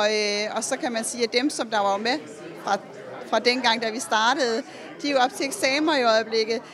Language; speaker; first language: Danish; native; Danish